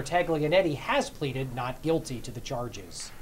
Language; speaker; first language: English; native; English